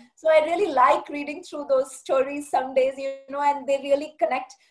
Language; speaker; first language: English; non-native, local second language; Punjabi